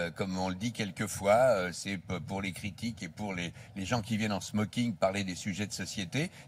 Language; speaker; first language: French; native; French